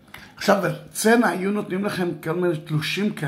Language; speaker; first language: Hebrew; native; Hebrew